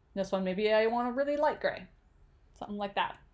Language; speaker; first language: English; native; English